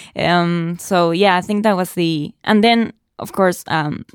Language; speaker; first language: English; non-native, fluent; Spanish